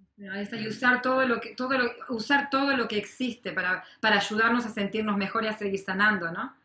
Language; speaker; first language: Spanish; native; Spanish